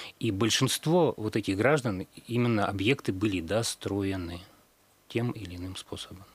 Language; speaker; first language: Russian; native; Russian